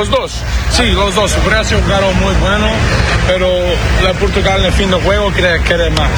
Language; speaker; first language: Spanish; non-native, learner; Portuguese